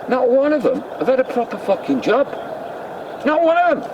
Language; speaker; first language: English; native; English